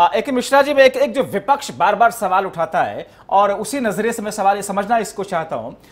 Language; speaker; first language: Hindi; native; Hindi